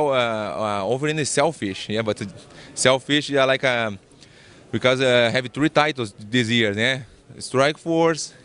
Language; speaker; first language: English; non-native, learner; Portuguese